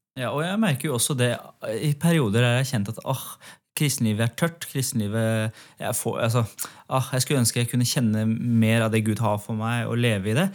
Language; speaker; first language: Norwegian; early bilingual, other home language; Persian